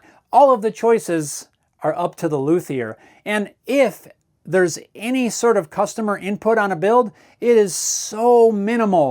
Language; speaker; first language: English; native; English